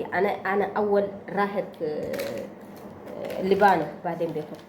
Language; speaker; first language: Arabic; non-native, learner; Oromo